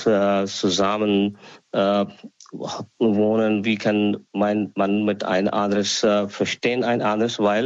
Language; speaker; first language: German; non-native, learner; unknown